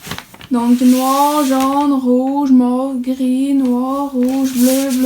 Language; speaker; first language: French; native; French